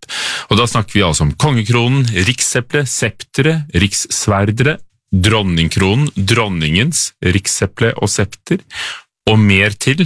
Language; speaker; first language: Norwegian; native; Norwegian